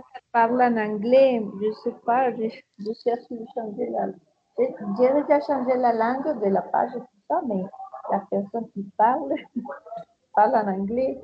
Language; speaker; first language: French; non-native, fluent; Spanish